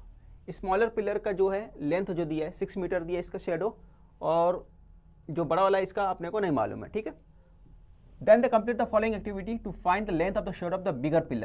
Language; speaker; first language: Hindi; native; Hindi